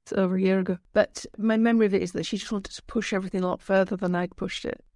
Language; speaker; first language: English; native; English